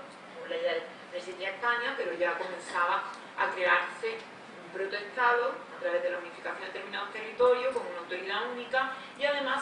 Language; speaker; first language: Spanish; native; Spanish